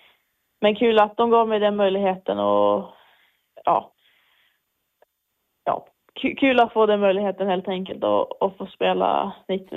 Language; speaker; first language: Swedish; native; Swedish